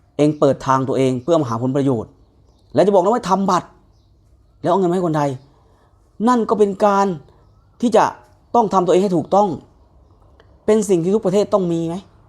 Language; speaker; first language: Thai; native; Thai